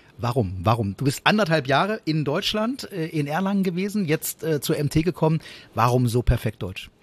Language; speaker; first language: German; native; German